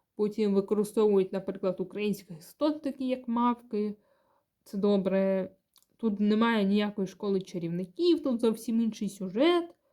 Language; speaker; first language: Ukrainian; non-native, local second language; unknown